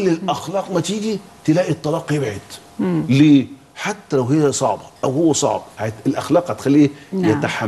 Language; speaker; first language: Arabic; native; Arabic